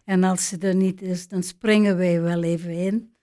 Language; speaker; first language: Dutch; non-native, fluent; English